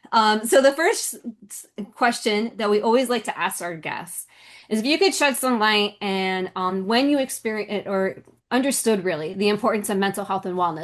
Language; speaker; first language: English; native; English